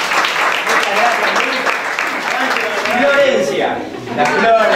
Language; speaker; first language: Spanish; native; Spanish